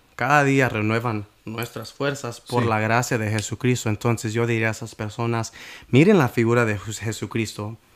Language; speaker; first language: Spanish; early bilingual, heritage; Spanish